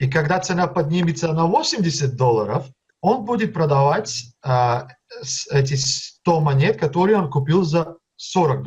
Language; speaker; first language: Russian; early bilingual, heritage; Russian